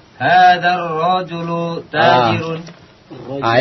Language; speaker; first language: Arabic; non-native, learner; Indonesian